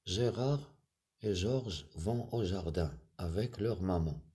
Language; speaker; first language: French; non-native, local second language; Arabic